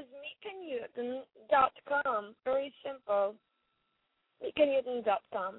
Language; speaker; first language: English; non-native, learner; Ukrainian